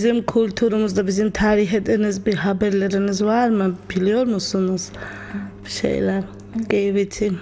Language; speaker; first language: Turkish; non-native, learner; Georgian